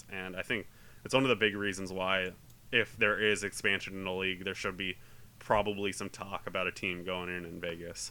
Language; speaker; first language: English; native; English